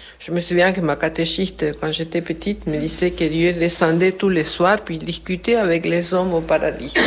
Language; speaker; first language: French; non-native, fluent; Spanish